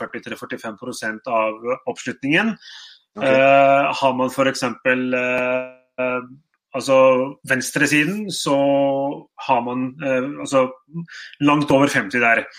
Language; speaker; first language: Norwegian; early bilingual, other home language; Urdu